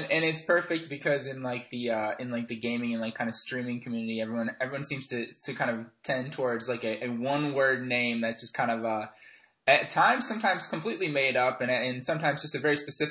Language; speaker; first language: English; native; English